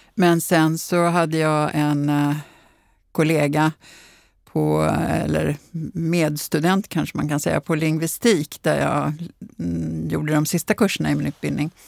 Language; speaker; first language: Swedish; native; Swedish